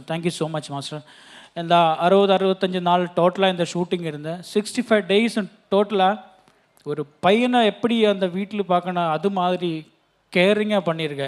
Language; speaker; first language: Tamil; non-native, learner; Malayalam